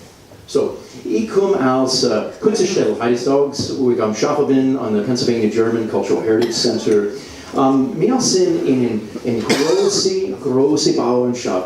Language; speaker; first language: German; non-native, learner; English